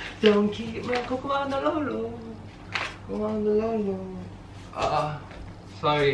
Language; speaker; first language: Korean; non-native, fluent; Thai